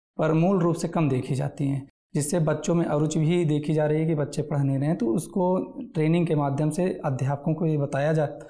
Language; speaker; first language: Hindi; native; Hindi